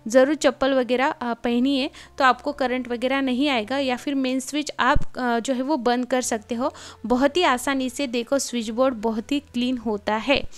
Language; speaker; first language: Hindi; non-native, local second language; Marathi